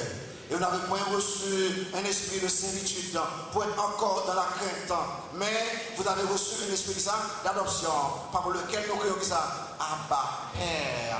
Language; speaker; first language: French; non-native, local second language; Haitian Creole